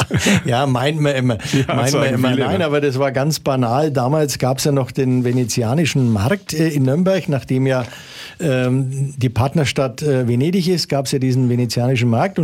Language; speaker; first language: German; native; German